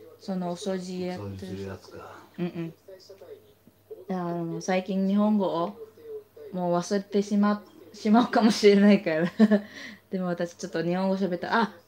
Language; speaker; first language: Japanese; non-native, learner; Filipino